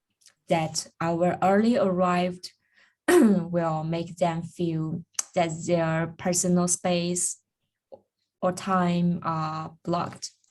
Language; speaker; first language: English; non-native, learner; Chinese